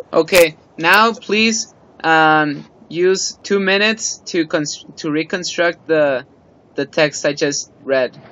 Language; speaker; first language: English; non-native, fluent; Spanish